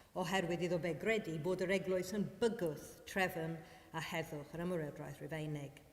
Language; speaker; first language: Welsh; non-native, fluent; Maltese